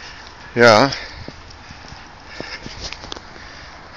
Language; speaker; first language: German; non-native, fluent; Arabic